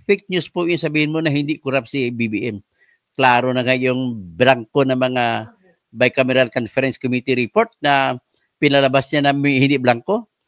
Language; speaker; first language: Filipino; non-native, local second language; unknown